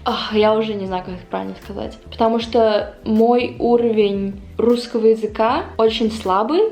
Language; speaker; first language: Russian; early bilingual, heritage; Russian